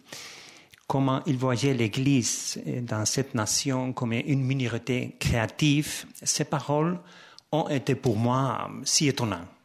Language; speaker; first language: French; non-native, fluent; Spanish